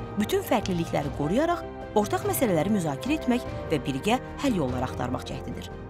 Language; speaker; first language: Azerbaijani; native; Azerbaijani